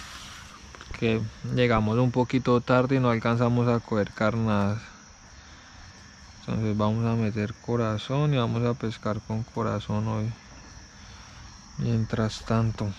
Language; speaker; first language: Spanish; native; Spanish